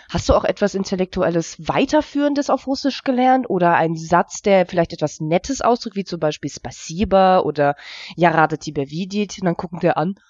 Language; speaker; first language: German; early bilingual, other home language; Russian